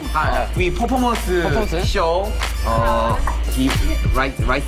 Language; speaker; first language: English; non-native, learner; Korean